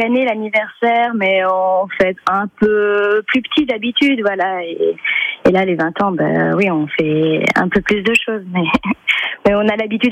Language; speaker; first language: French; native; French